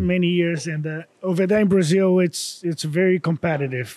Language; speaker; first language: English; non-native, fluent; Portuguese